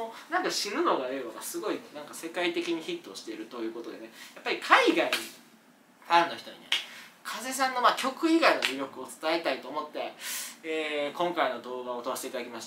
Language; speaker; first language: Japanese; native; Japanese